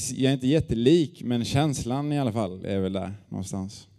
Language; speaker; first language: Swedish; native; Swedish